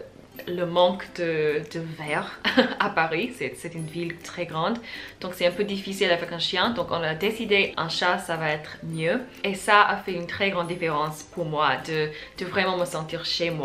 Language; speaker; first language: French; non-native, fluent; English